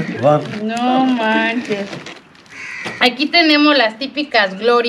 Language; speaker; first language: Spanish; native; Spanish